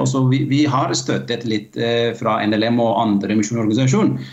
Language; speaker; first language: Norwegian; non-native, fluent; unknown